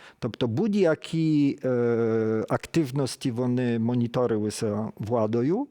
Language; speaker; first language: Ukrainian; early bilingual, heritage; Ukrainian